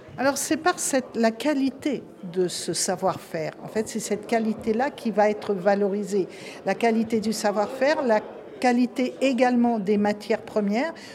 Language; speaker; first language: French; native; French